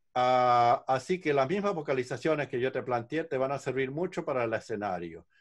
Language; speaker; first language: Spanish; native; Spanish